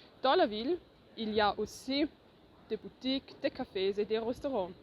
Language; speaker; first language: French; non-native, learner; German